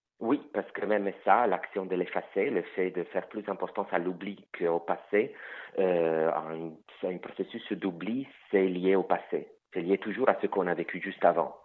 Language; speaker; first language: French; non-native, fluent; Italian